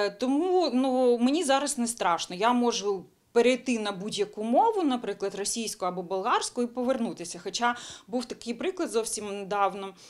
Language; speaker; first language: Ukrainian; non-native, local second language; Bulgarian